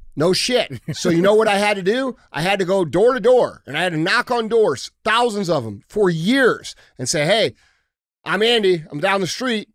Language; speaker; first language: English; native; English